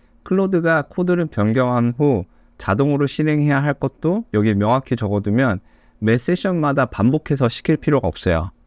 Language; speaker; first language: Korean; native; Korean